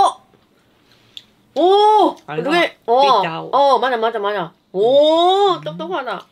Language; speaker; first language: Korean; non-native, fluent; Vietnamese